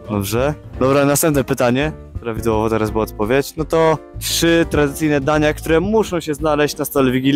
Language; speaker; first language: Polish; native; Polish